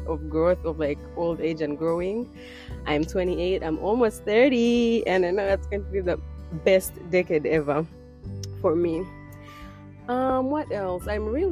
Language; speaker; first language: English; non-native, local second language; Ganda